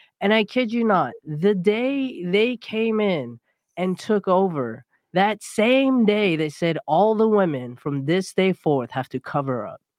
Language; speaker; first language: English; early bilingual, other home language; Persian